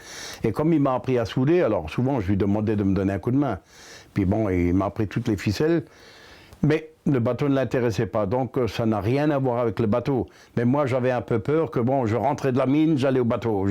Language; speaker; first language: French; native; French